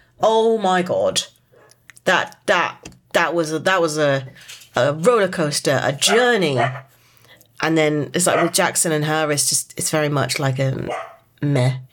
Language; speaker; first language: English; native; English